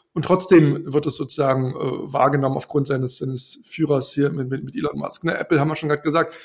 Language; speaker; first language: German; native; German